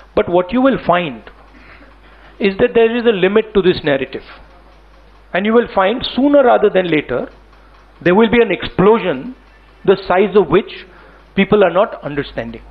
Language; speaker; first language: English; non-native, local second language; Hindi